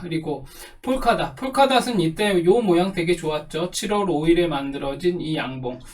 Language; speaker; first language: Korean; native; Korean